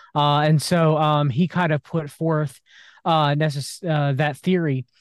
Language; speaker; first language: English; native; English